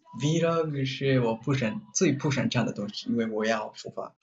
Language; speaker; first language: Chinese; non-native, learner; Japanese